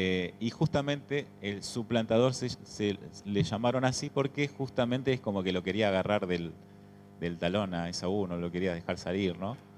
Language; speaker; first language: Spanish; native; Spanish